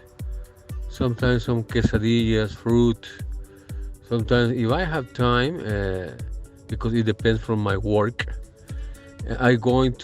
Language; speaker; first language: English; non-native, learner; Spanish